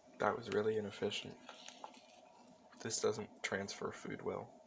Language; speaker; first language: English; native; English